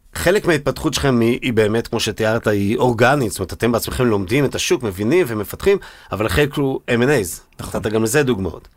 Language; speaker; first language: Hebrew; native; Hebrew